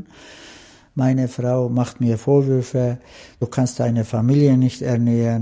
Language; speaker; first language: German; non-native, fluent; Turkish